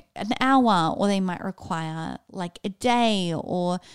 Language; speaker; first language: English; native; English